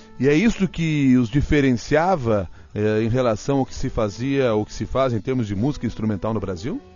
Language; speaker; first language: Portuguese; native; Portuguese